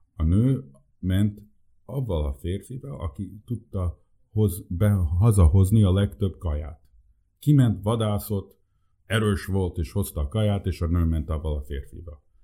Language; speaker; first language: Hungarian; early bilingual, heritage; Hungarian